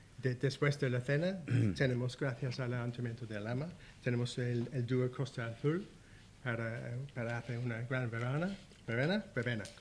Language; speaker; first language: Spanish; non-native, learner; English